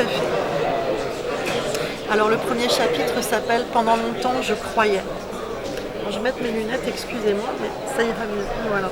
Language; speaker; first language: French; native; French